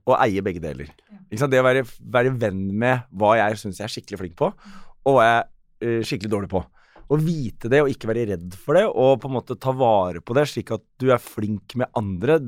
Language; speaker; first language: Norwegian; native; Norwegian